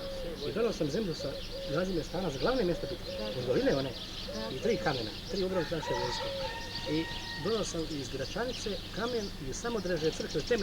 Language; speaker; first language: Bosnian; native; Bosnian